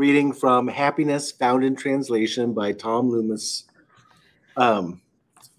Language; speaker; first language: English; native; English